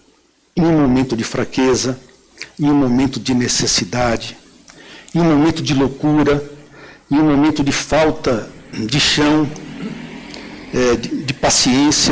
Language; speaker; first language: Portuguese; native; Portuguese